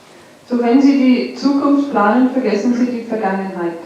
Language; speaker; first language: German; non-native, fluent; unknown